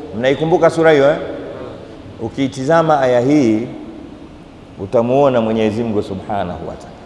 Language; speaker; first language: Swahili; native; Swahili